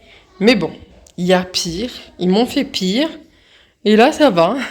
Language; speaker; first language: French; native; French